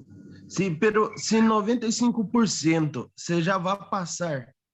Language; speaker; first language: Spanish; non-native, fluent; Portuguese